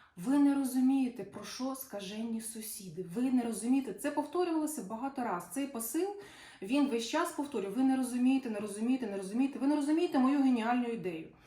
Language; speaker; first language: Ukrainian; non-native, local second language; Russian